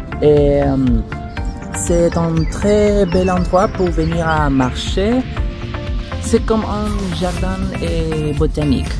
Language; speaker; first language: French; non-native, fluent; Spanish